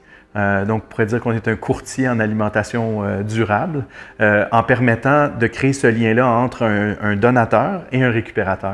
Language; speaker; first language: French; native; French